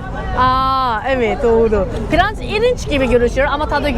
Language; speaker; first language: Turkish; non-native, learner; Korean